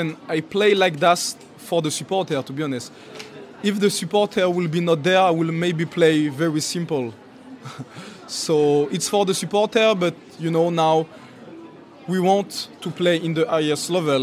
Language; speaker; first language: English; non-native, fluent; French